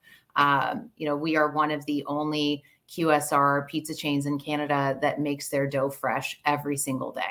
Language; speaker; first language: English; native; English